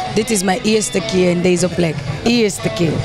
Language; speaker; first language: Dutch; non-native, learner; English